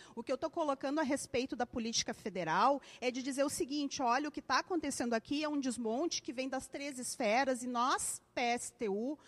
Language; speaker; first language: Portuguese; native; Portuguese